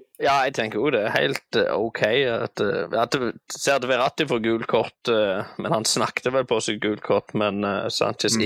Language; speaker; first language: Norwegian; native; Norwegian